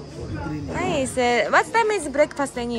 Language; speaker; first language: English; non-native, learner; Japanese